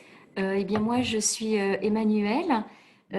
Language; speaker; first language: French; native; French